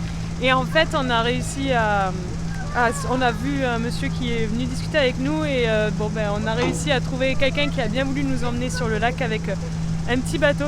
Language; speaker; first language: French; native; French